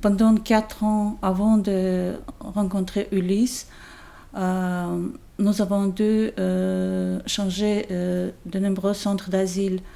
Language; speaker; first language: French; non-native, learner; Chechen